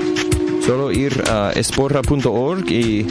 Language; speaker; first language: Spanish; non-native, learner; English